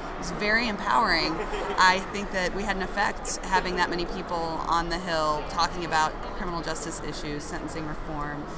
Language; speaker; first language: English; native; English